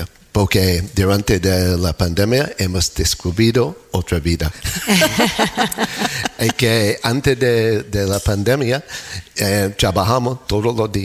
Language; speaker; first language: Spanish; non-native, fluent; English